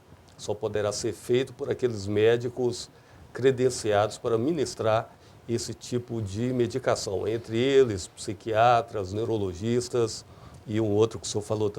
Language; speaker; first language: Portuguese; native; Portuguese